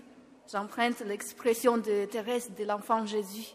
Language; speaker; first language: French; non-native, local second language; Malagasy